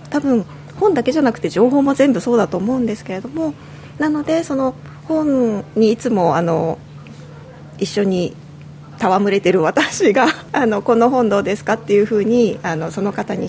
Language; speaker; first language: Japanese; native; Japanese